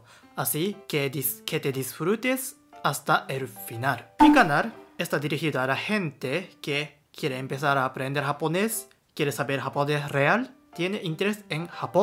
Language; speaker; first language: Spanish; non-native, learner; Japanese